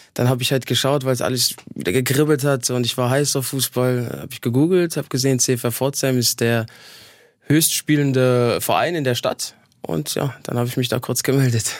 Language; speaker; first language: German; native; German